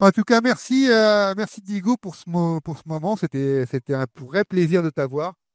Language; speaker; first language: French; native; French